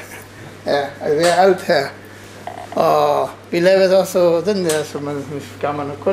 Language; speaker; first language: Danish; non-native, learner; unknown